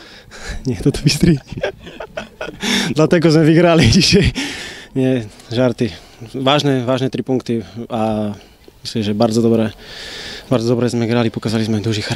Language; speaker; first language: Polish; non-native, fluent; Slovak